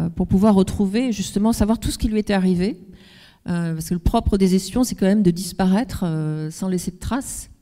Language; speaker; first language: French; native; French